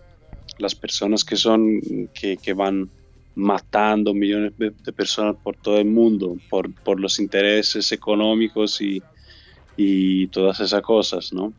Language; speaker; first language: Spanish; non-native, learner; Italian